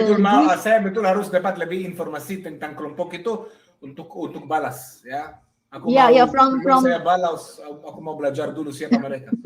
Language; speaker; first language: Indonesian; non-native, fluent; Hebrew